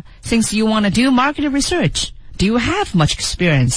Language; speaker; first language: English; non-native, fluent; Chinese